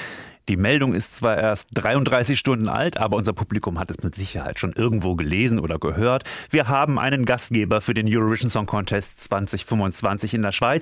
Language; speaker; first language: German; native; German